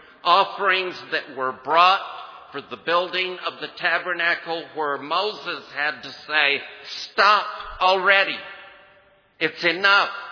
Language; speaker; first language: English; native; English